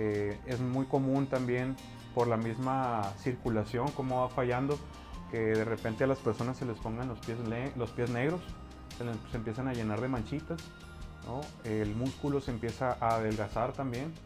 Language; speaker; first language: Spanish; native; Spanish